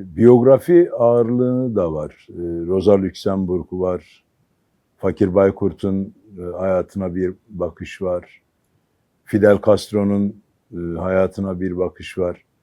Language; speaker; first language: Turkish; native; Turkish